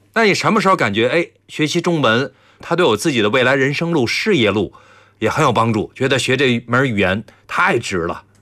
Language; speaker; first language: Chinese; native; Chinese